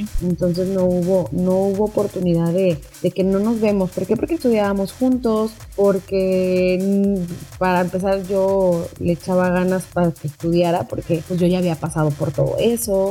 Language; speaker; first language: Spanish; native; Spanish